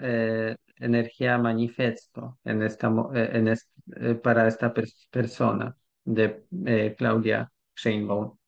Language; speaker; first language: Spanish; non-native, learner; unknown